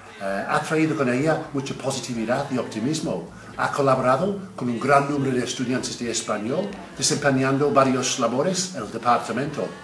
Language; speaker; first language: Spanish; non-native, fluent; English